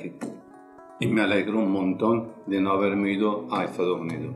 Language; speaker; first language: Spanish; non-native, fluent; Persian